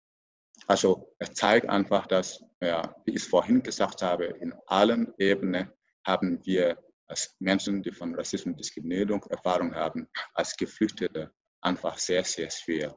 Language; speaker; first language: German; non-native, fluent; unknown